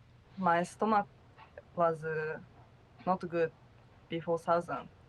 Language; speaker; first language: English; non-native, learner; Japanese